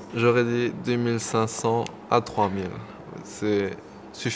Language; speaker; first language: French; non-native, local second language; Morisyen